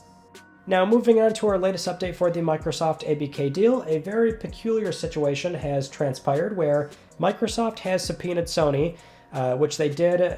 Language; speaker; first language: English; native; English